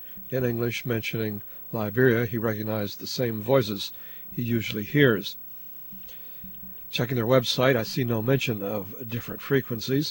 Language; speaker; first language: English; native; English